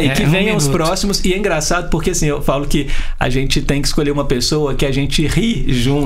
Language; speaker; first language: Portuguese; native; Portuguese